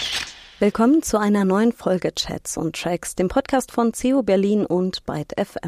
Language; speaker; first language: German; native; German